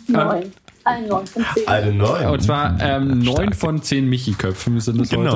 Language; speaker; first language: German; native; German